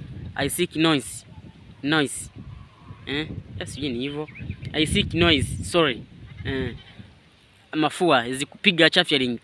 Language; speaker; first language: English; non-native, learner; Swahili